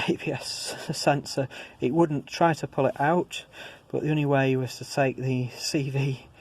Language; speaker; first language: English; native; English